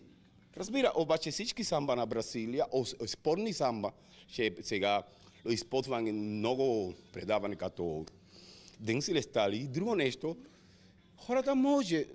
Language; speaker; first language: Bulgarian; non-native, learner; Spanish